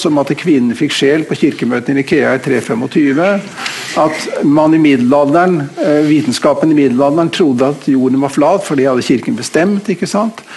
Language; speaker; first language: Norwegian; native; Norwegian